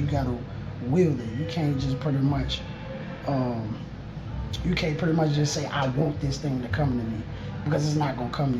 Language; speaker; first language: English; native; English